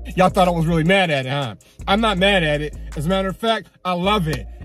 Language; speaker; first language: English; native; English